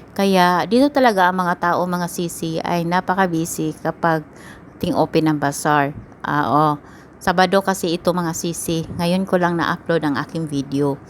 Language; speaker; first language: Filipino; native; Filipino